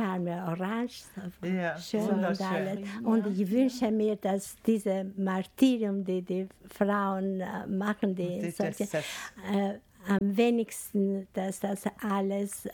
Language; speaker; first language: German; non-native, fluent; Albanian